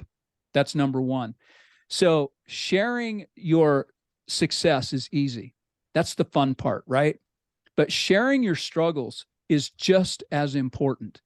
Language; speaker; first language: English; native; English